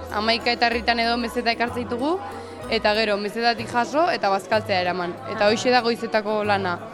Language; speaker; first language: Basque; native; Basque